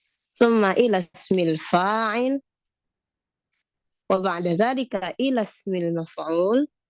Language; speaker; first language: Arabic; non-native, fluent; Indonesian